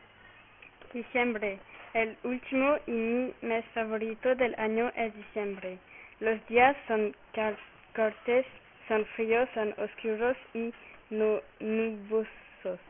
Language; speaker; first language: Spanish; non-native, learner; French